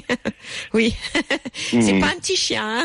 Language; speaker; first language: French; native; French